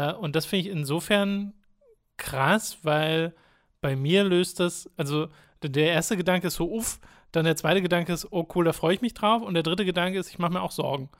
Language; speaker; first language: German; native; German